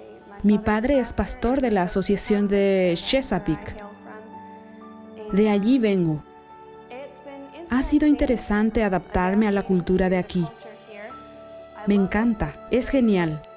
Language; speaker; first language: Spanish; non-native, fluent; English